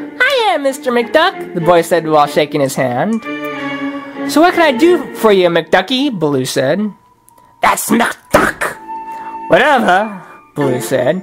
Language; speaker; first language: English; native; English